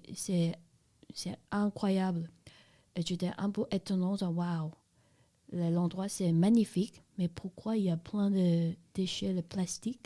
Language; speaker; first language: French; non-native, learner; Chinese